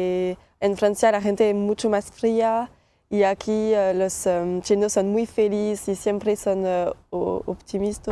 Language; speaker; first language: Spanish; early bilingual, other home language; French